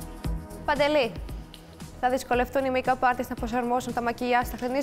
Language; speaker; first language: Greek; native; Greek